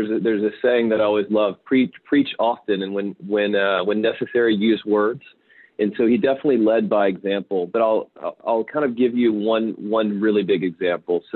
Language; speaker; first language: English; native; English